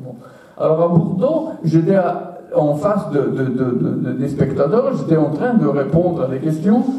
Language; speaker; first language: French; non-native, fluent; Italian